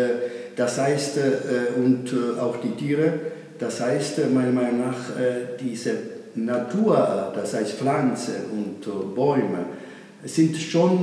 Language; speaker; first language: German; non-native, fluent; Italian